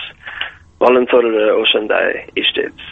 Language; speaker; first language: Kyrgyz; non-native, learner; English